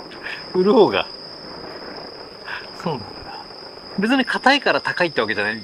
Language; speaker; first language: Japanese; native; Japanese